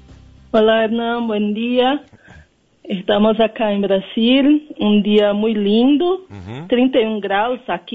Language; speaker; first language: Spanish; non-native, learner; Portuguese